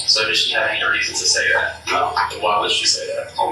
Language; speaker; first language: English; native; English